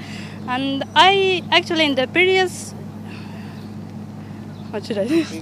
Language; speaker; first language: English; non-native, learner; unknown